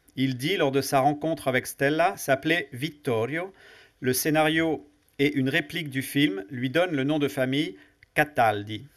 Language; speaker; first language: French; native; French